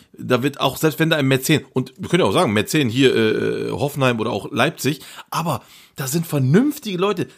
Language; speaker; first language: German; early bilingual, other home language; Turkish